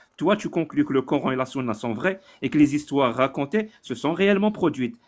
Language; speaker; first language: French; non-native, local second language; Arabic